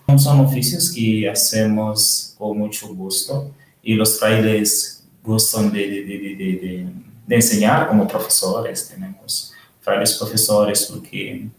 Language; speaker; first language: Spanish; non-native, learner; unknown